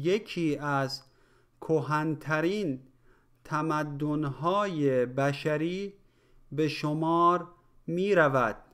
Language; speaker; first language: Persian; native; Persian